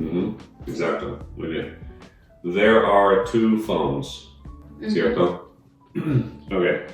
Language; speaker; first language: Spanish; non-native, fluent; English